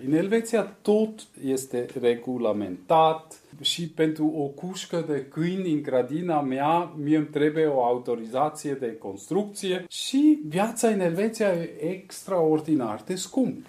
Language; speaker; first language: Romanian; non-native, fluent; Swiss German